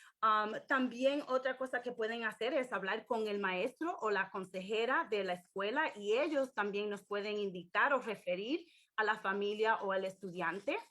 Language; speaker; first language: Spanish; early bilingual, heritage; English